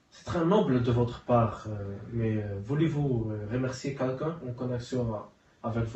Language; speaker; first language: French; non-native, learner; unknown